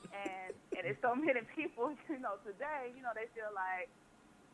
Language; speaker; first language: English; native; English